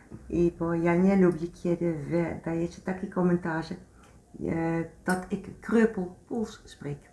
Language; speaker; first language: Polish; non-native, learner; Dutch